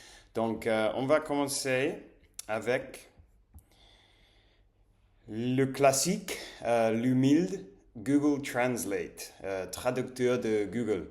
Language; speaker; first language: French; non-native, learner; English